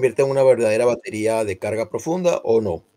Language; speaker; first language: Spanish; native; Spanish